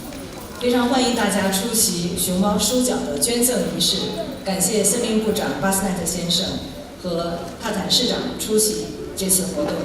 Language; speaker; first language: Chinese; native; Chinese